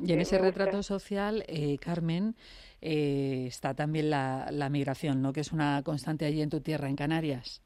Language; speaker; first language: Spanish; native; Spanish